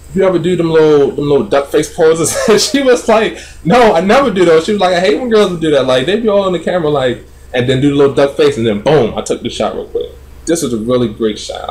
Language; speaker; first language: English; native; English